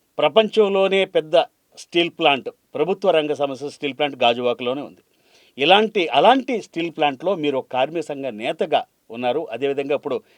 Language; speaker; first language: Telugu; native; Telugu